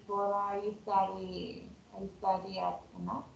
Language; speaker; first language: English; non-native, learner; Spanish